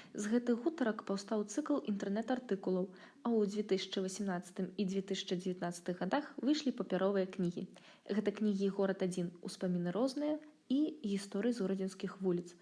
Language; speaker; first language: Belarusian; native; Belarusian